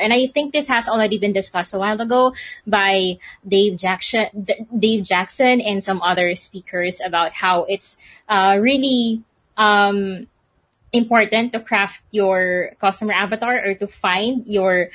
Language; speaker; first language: English; non-native, local second language; Filipino